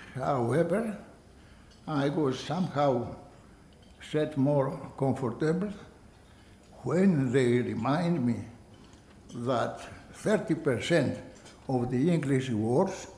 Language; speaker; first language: English; non-native, fluent; Greek